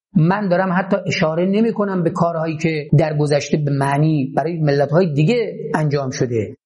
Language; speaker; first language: Persian; native; Persian